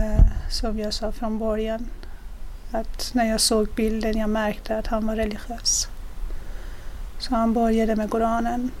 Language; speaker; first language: Swedish; non-native, fluent; Persian